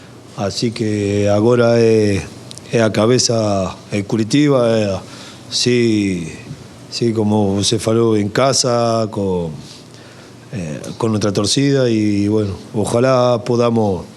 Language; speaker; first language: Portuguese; non-native, learner; Spanish